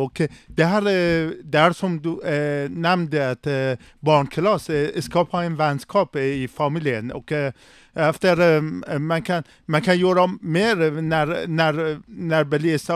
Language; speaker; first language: Swedish; non-native, learner; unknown